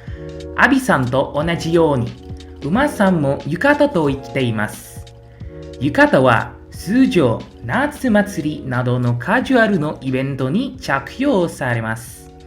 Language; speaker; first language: Japanese; non-native, learner; Indonesian